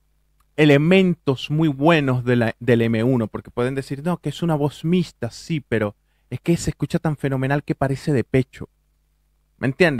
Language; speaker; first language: Spanish; native; Spanish